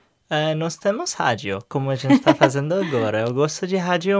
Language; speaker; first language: Portuguese; non-native, learner; English